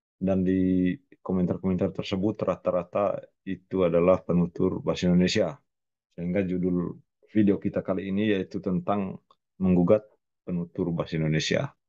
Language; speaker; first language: Indonesian; non-native, local second language; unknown